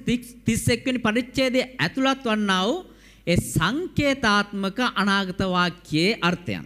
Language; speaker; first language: Sinhala; native; Sinhala